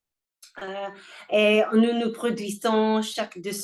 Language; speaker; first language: French; non-native, learner; English